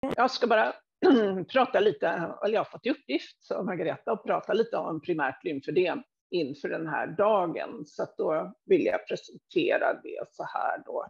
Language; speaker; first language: Swedish; native; Swedish